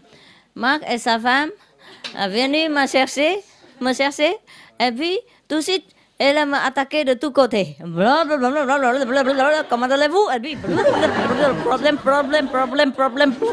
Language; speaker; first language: French; non-native, learner; Vietnamese